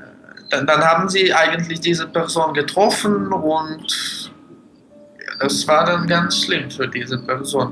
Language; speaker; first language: German; non-native, fluent; Russian